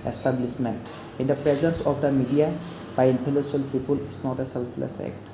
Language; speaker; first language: English; non-native, local second language; Assamese